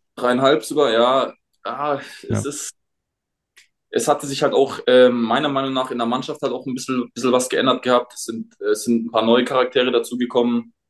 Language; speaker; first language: German; native; German